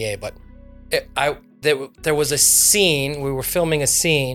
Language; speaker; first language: English; non-native, fluent; French